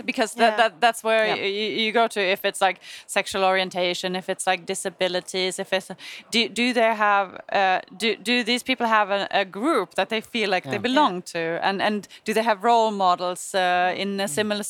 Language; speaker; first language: English; non-native, fluent; German